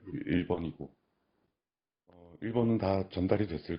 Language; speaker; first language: Korean; native; Korean